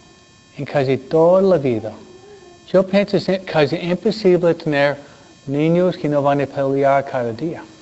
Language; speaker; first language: Spanish; non-native, fluent; English